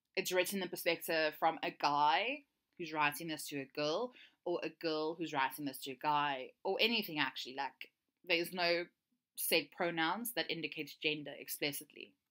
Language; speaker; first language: English; native; English